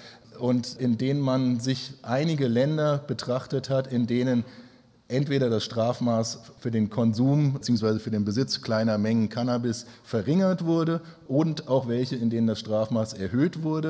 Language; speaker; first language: German; native; German